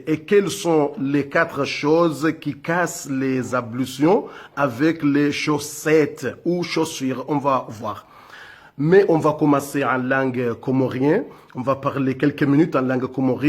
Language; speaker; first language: French; non-native, local second language; Comorian